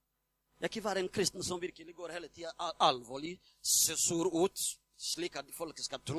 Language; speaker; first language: Swedish; non-native, fluent; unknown